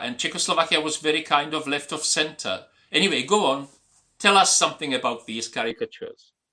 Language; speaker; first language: English; non-native, fluent; Czech